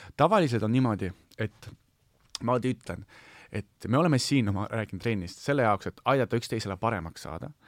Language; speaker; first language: Estonian; non-native, local second language; Russian